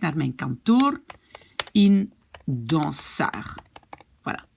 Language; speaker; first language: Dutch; non-native, fluent; French